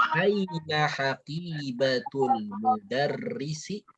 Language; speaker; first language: Arabic; non-native, fluent; Indonesian